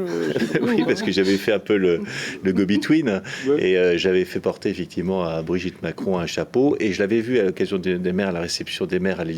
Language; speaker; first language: French; native; French